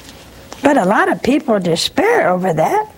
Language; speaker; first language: English; native; English